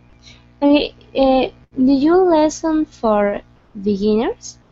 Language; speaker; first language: English; non-native, learner; Spanish